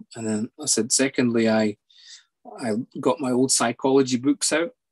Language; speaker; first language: English; native; English